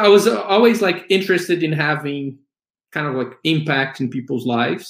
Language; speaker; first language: English; non-native, fluent; Portuguese